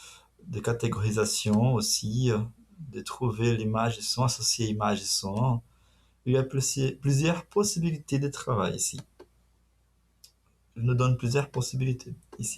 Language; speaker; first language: French; non-native, fluent; Portuguese